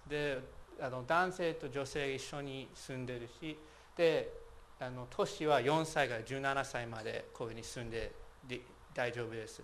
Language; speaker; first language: Japanese; non-native, fluent; English